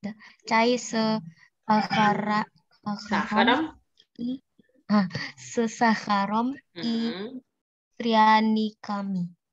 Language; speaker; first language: Russian; non-native, learner; Indonesian